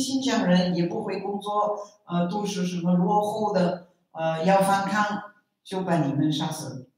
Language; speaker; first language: Chinese; non-native, fluent; French